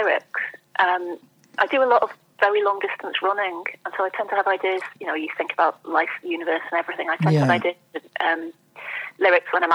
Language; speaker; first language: English; native; English